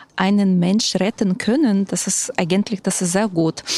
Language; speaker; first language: German; non-native, fluent; Ukrainian